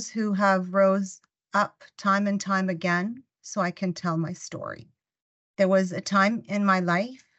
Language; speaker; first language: English; non-native, fluent; Russian